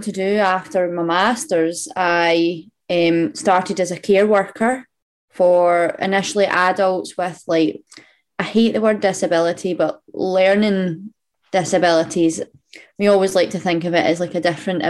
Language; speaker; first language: English; native; English